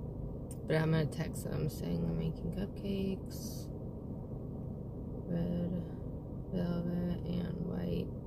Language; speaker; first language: English; native; English